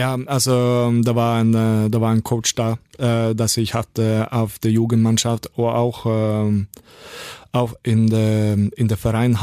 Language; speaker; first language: German; non-native, learner; Norwegian